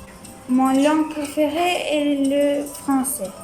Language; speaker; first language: French; non-native, local second language; Turkish